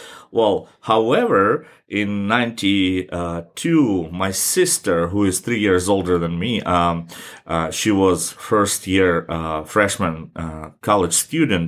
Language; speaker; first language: English; non-native, fluent; Russian